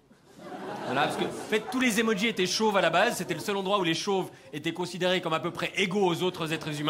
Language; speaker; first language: French; native; French